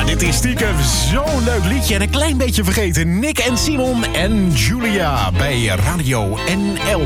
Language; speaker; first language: Dutch; native; Dutch